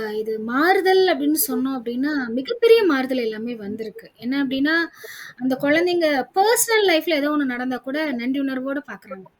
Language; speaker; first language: Tamil; non-native, local second language; Hindi